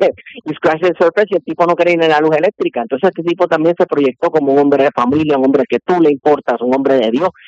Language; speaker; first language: Spanish; native; Spanish